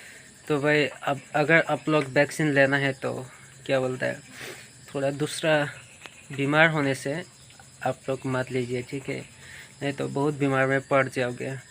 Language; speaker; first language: Hindi; non-native, local second language; Santali